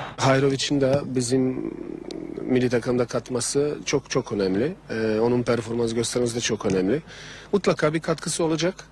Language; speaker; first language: Turkish; non-native, fluent; Bosnian